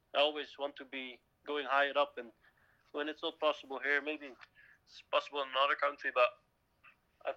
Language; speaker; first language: English; non-native, fluent; Dutch